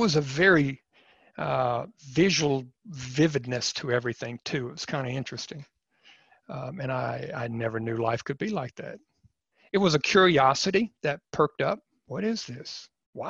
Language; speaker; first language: English; native; English